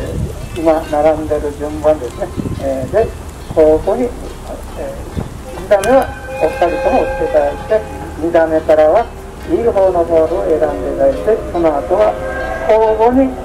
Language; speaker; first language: Japanese; native; Japanese